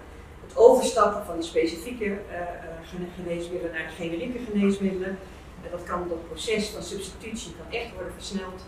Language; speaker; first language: Dutch; non-native, local second language; Papiamento